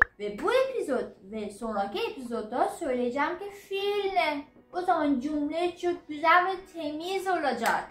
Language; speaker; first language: Turkish; non-native, fluent; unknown